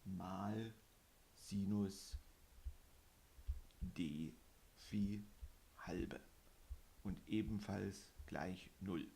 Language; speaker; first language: German; native; German